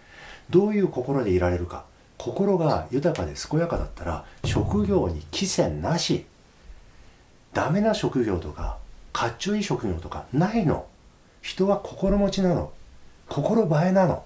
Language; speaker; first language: Japanese; native; Japanese